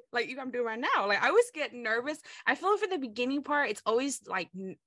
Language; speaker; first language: English; early bilingual, other home language; Hmong